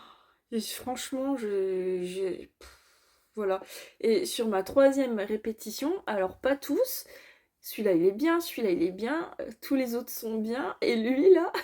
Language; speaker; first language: French; native; French